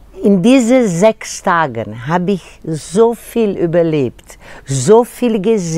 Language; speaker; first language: German; non-native, fluent; Portuguese